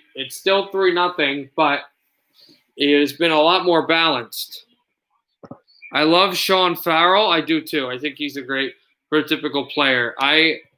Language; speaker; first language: English; native; English